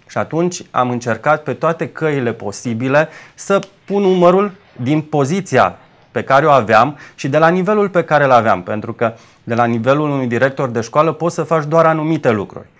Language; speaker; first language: Romanian; native; Romanian